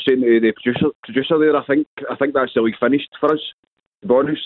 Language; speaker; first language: English; native; English